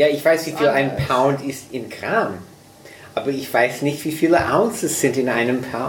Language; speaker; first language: German; non-native, fluent; English